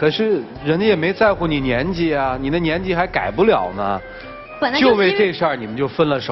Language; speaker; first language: Chinese; native; Chinese